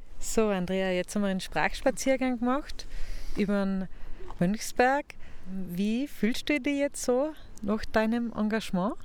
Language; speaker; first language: German; native; German